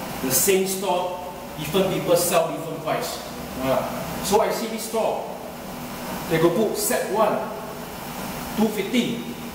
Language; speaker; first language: English; non-native, local second language; Chinese